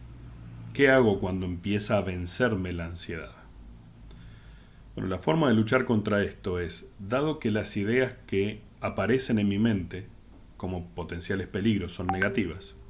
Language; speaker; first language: Spanish; native; Spanish